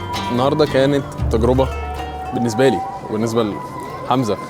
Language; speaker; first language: Arabic; native; Arabic